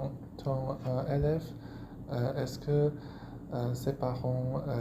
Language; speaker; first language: French; non-native, learner; Chinese